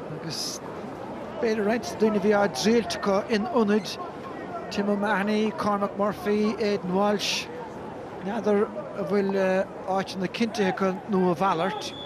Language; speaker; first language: Irish; native; Irish